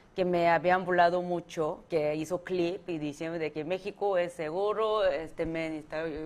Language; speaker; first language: Spanish; non-native, fluent; Korean